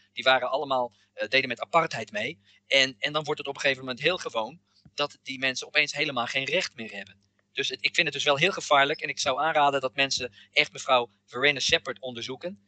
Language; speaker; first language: Dutch; non-native, fluent; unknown